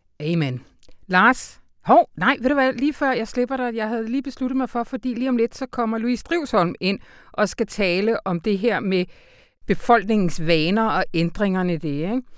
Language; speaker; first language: Danish; native; Danish